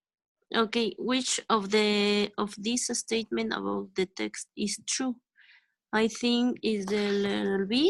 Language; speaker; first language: English; non-native, learner; Spanish